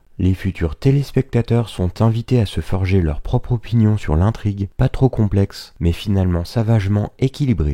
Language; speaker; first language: French; native; French